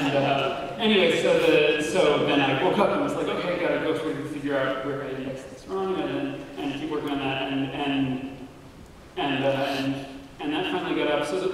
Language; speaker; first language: English; native; English